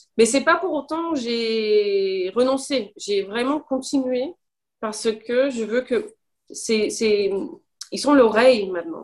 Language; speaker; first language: French; non-native, fluent; English